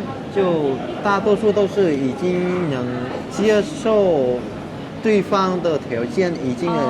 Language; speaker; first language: Chinese; non-native, fluent; Vietnamese